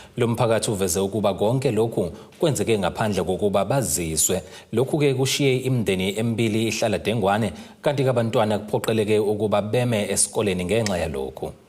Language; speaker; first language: Zulu; native; Zulu